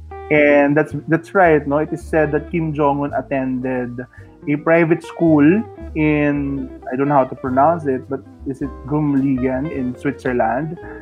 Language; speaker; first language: English; non-native, local second language; Filipino